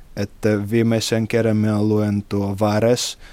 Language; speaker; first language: Finnish; non-native, fluent; Russian